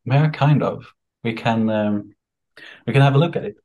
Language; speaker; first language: English; non-native, fluent; Swedish